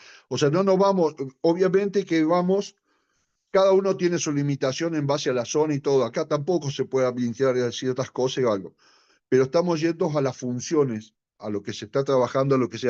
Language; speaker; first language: Spanish; native; Spanish